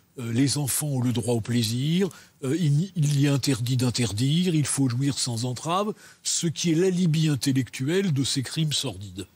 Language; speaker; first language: French; native; French